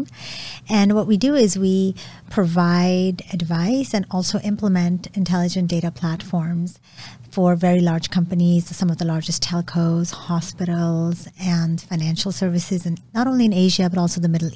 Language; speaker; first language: English; non-native, local second language; Urdu